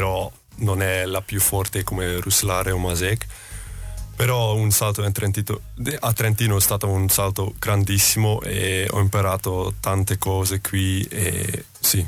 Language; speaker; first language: Italian; non-native, learner; Dutch